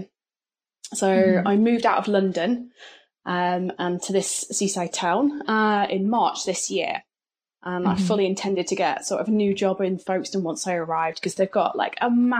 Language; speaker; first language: English; native; English